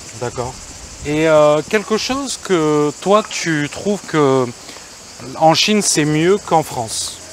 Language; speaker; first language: French; native; French